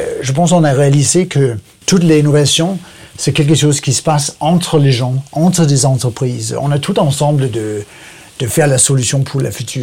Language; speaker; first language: French; non-native, learner; Danish